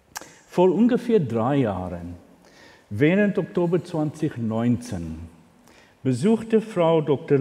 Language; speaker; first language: German; non-native, fluent; Afrikaans